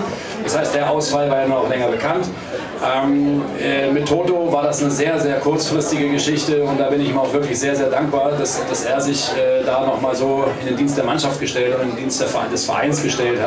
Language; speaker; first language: German; native; German